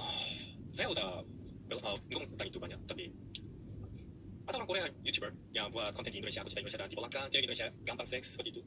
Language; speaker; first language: Indonesian; non-native, learner; Korean